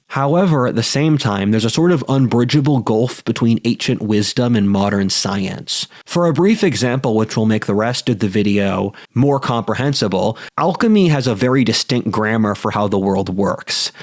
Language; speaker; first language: English; native; English